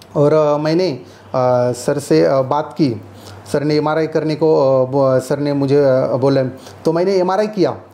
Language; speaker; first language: Hindi; non-native, local second language; Marathi